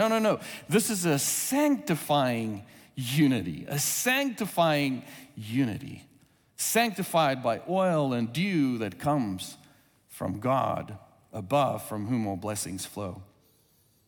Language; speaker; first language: English; non-native, local second language; Afrikaans